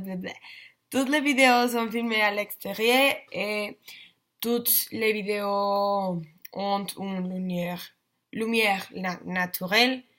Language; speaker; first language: French; non-native, learner; Spanish